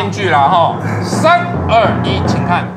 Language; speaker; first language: Chinese; native; Chinese